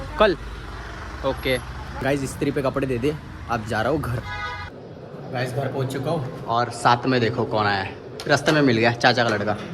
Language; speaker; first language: Hindi; non-native, local second language; Marathi